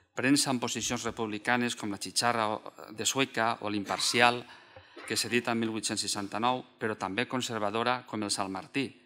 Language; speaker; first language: Catalan; native; Catalan